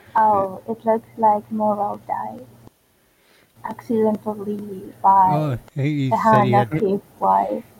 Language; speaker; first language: English; non-native, fluent; Spanish